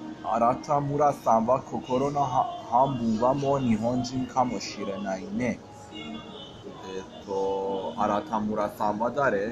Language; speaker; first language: Japanese; non-native, fluent; Persian